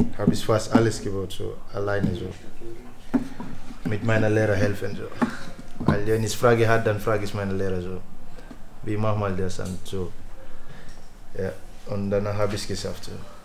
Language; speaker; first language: German; non-native, learner; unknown